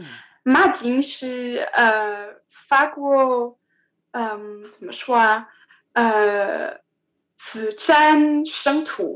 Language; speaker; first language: Chinese; non-native, learner; French